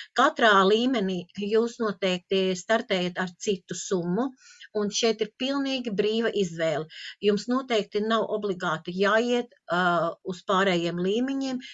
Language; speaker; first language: Latvian; non-native, local second language; Russian